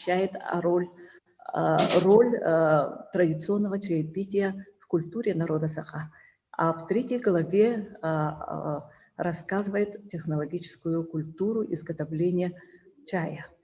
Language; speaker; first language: Russian; native; Russian